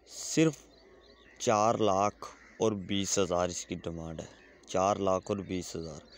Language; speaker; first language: Urdu; non-native, local second language; Punjabi